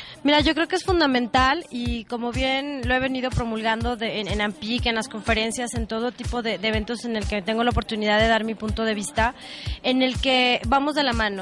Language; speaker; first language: Spanish; native; Spanish